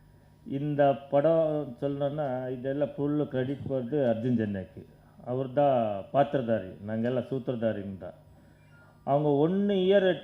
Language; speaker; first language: Tamil; non-native, learner; Kannada